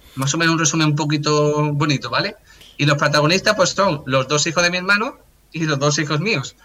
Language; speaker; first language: Spanish; native; Spanish